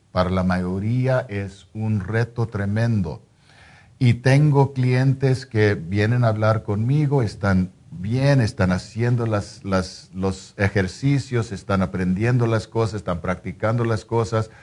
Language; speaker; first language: Spanish; non-native, fluent; English